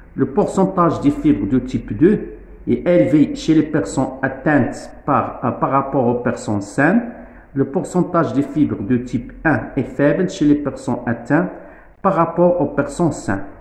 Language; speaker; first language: French; non-native, local second language; Arabic